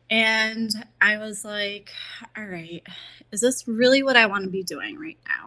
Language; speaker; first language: English; native; English